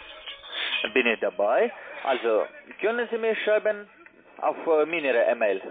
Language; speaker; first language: German; non-native, learner; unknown